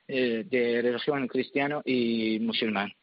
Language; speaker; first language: Spanish; non-native, learner; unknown